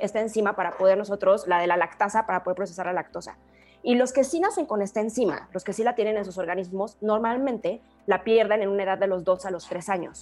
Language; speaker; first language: Spanish; native; Spanish